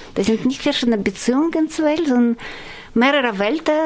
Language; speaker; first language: German; non-native, fluent; Russian